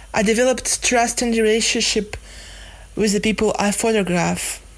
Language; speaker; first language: English; non-native, fluent; Russian